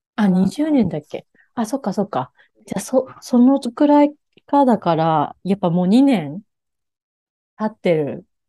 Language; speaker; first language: Japanese; native; Japanese